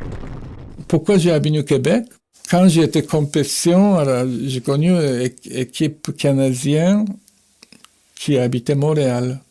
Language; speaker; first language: French; non-native, fluent; Japanese